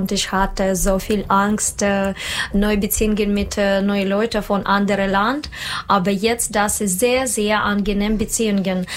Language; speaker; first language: German; non-native, learner; Russian